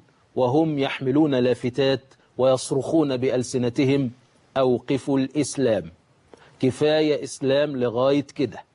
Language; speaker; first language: Arabic; native; Arabic